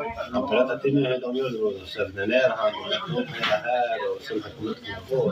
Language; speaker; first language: Swedish; non-native, local second language; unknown